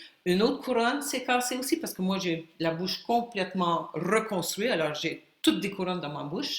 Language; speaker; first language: French; non-native, fluent; Spanish